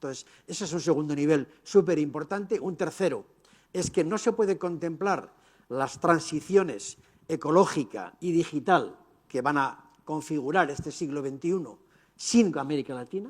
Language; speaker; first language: Spanish; native; Spanish